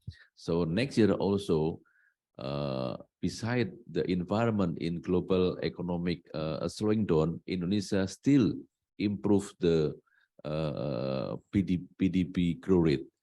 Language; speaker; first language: English; non-native, learner; Indonesian